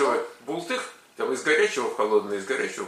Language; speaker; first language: Russian; native; Russian